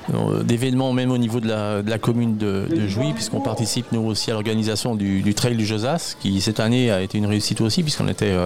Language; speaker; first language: French; native; French